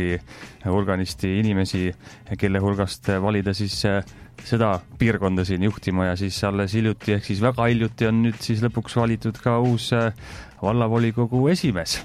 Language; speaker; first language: Estonian; native; Estonian